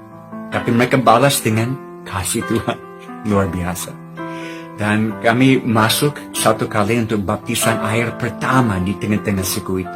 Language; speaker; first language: Indonesian; non-native, fluent; English